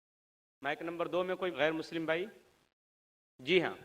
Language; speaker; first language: Hindi; native; Hindi